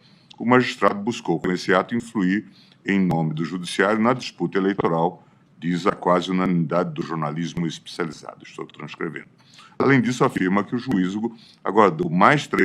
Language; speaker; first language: Portuguese; native; Portuguese